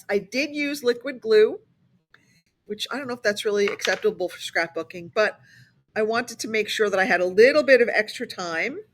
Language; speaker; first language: English; native; English